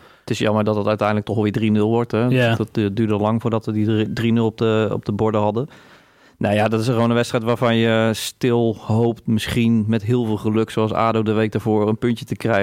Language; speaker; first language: Dutch; native; Dutch